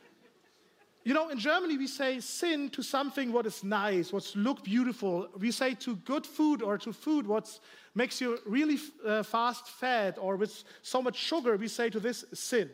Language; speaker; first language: English; non-native, learner; German